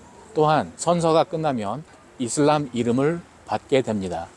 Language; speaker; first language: Korean; native; Korean